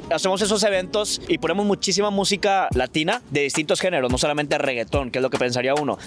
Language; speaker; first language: Spanish; native; Spanish